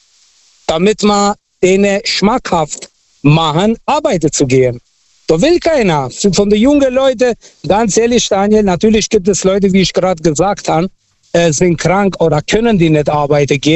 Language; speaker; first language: German; non-native, fluent; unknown